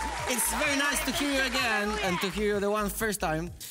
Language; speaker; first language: English; non-native, learner; Polish